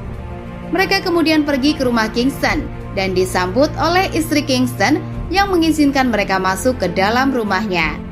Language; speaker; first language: Indonesian; native; Indonesian